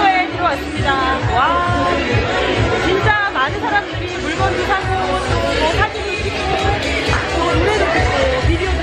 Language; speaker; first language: Korean; non-native, learner; English